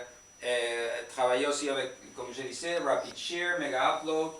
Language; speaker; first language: French; non-native, learner; Spanish